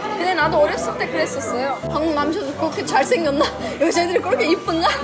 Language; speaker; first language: Korean; non-native, fluent; Turkish